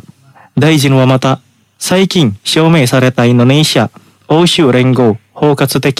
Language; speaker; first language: Japanese; non-native, fluent; Indonesian